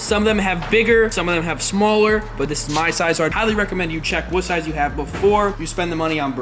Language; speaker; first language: English; native; English